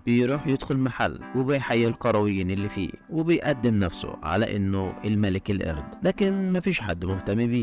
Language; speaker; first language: Arabic; native; Arabic